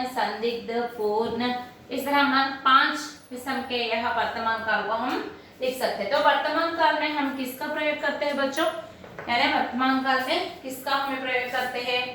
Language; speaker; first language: Hindi; non-native, local second language; Telugu